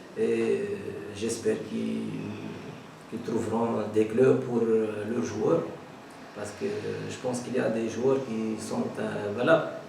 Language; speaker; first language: French; non-native, local second language; Arabic